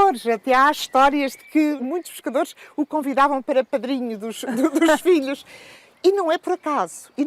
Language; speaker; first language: Portuguese; native; Portuguese